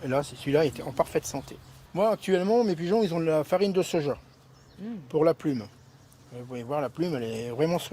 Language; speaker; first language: French; native; French